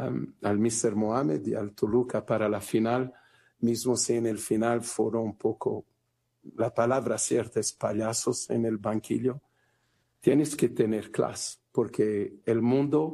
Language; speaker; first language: Spanish; non-native, fluent; Portuguese